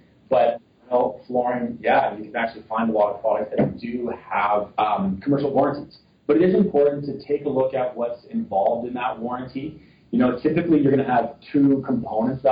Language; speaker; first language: English; native; English